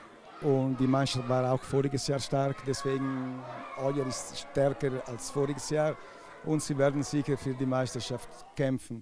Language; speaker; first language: German; non-native, local second language; Italian